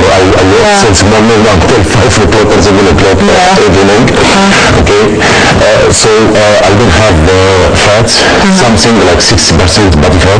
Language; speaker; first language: English; non-native, learner; Arabic